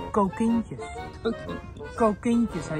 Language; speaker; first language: Dutch; native; Dutch